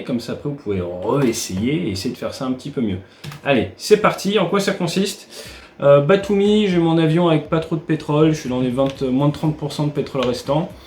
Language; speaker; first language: French; native; French